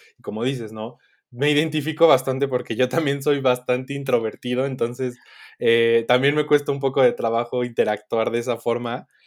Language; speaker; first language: Spanish; native; Spanish